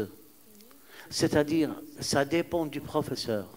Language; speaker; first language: French; non-native, fluent; Arabic